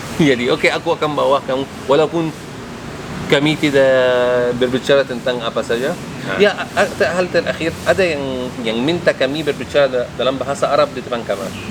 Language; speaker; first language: Indonesian; non-native, fluent; Arabic